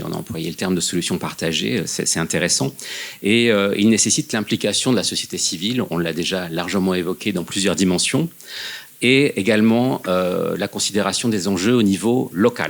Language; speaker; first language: French; native; French